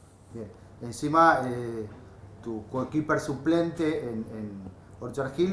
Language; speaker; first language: Spanish; native; Spanish